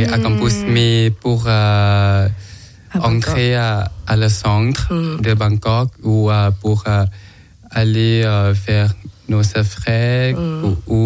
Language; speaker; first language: French; non-native, learner; Thai